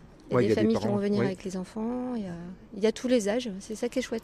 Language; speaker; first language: French; native; French